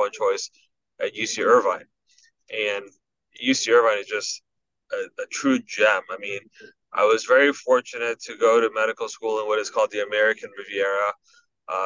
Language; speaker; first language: English; native; English